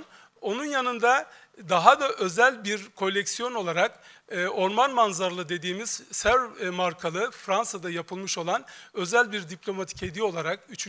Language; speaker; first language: Turkish; native; Turkish